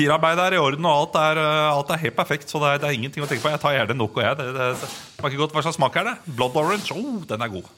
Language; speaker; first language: Norwegian; native; Norwegian